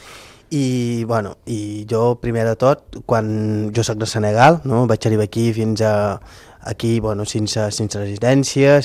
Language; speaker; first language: Catalan; non-native, fluent; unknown